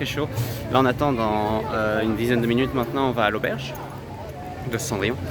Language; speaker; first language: French; native; French